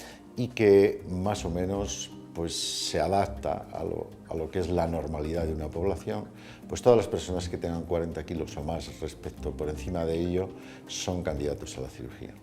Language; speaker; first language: Spanish; native; Spanish